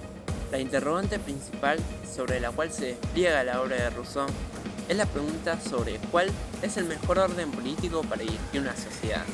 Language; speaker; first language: Spanish; native; Spanish